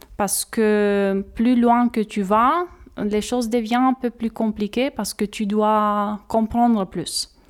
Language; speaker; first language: French; non-native, fluent; Romanian